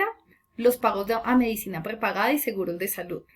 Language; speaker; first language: Spanish; native; Spanish